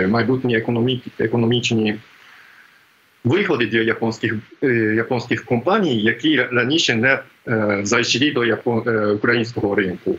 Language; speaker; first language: Ukrainian; non-native, fluent; Japanese